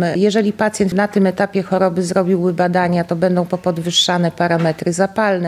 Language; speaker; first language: Polish; native; Polish